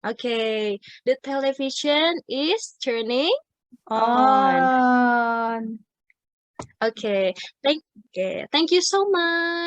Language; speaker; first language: English; non-native, fluent; Indonesian